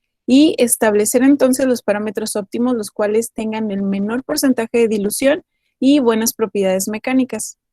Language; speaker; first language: Spanish; native; Spanish